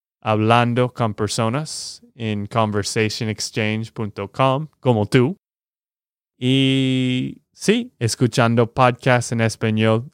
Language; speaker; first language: Spanish; non-native, learner; English